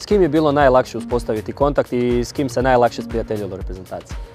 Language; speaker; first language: Croatian; native; Croatian